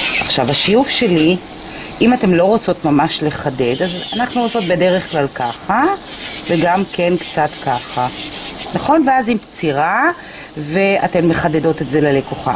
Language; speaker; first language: Hebrew; native; Hebrew